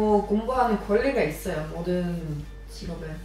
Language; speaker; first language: Korean; non-native, fluent; Swedish